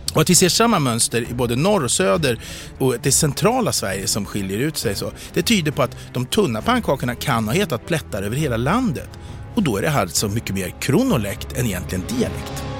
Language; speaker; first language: Swedish; native; Swedish